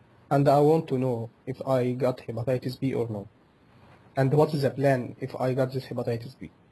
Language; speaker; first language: English; non-native, fluent; Arabic